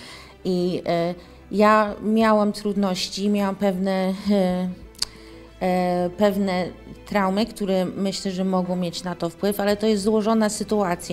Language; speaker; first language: Polish; early bilingual, heritage; English